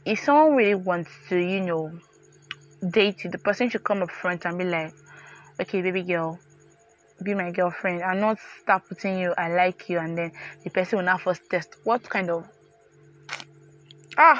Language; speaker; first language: English; non-native, local second language; Yoruba